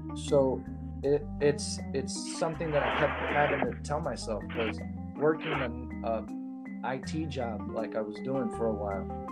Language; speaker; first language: English; early bilingual, other home language; Spanish